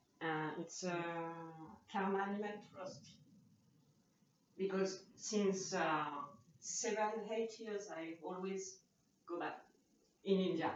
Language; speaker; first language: English; non-native, learner; French